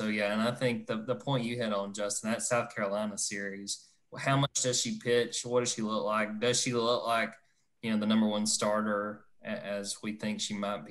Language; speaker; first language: English; native; English